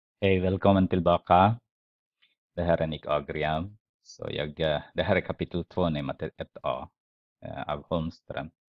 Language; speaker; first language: Swedish; non-native, fluent; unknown